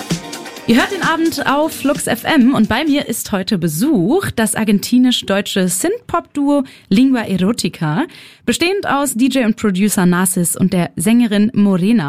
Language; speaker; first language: German; native; German